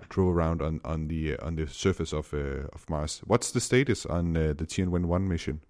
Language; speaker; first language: English; non-native, fluent; Danish